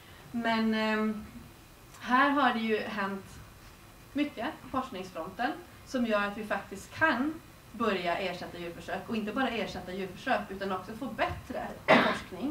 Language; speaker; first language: Swedish; native; Swedish